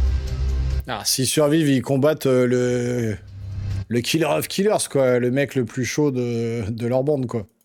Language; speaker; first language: French; native; French